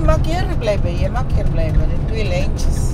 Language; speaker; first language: Dutch; non-native, learner; Filipino